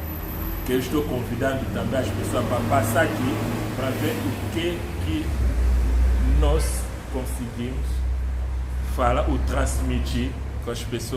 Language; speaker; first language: Portuguese; non-native, learner; Luba-Lulua